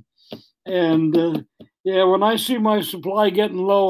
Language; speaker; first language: English; native; English